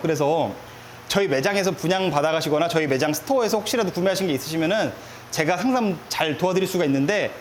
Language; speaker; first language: Korean; native; Korean